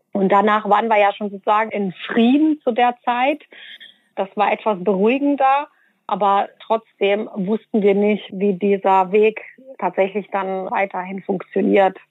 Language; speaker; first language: German; early bilingual, other home language; Bosnian